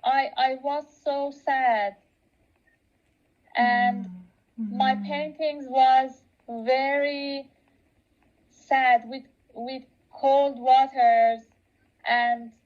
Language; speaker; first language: English; non-native, local second language; Persian